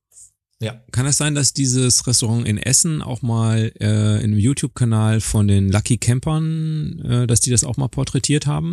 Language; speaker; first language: German; native; German